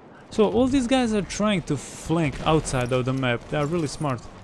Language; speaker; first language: English; non-native, fluent; Bosnian